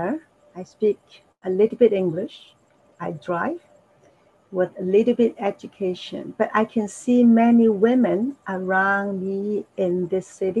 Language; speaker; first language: English; non-native, local second language; Cantonese